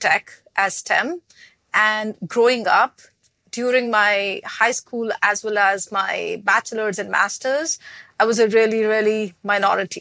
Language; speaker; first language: English; non-native, local second language; Hindi